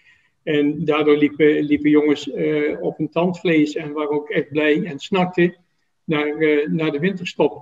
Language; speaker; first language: Dutch; native; Dutch